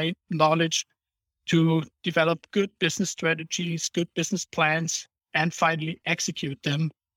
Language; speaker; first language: English; non-native, fluent; German